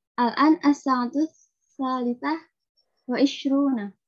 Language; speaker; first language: Arabic; non-native, learner; Indonesian